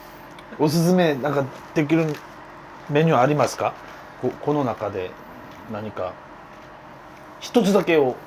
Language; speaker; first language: Japanese; non-native, learner; Korean